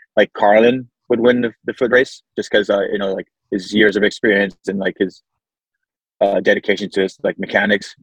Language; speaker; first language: English; early bilingual, other home language; Samoan